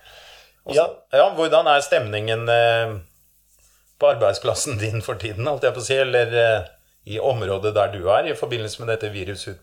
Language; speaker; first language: Norwegian; native; Norwegian